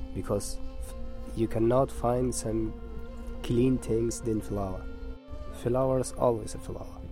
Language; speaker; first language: English; non-native, learner; Persian